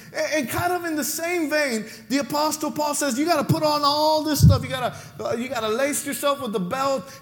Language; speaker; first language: English; non-native, fluent; Spanish